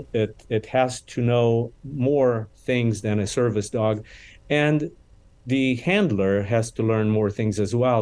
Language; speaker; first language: English; non-native, fluent; Romanian